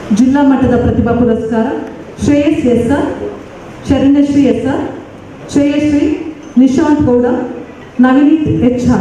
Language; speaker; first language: Kannada; native; Kannada